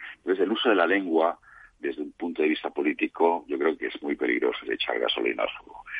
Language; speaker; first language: Spanish; non-native, local second language; Catalan